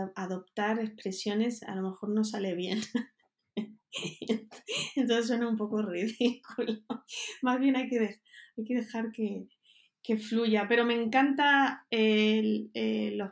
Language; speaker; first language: Spanish; native; Spanish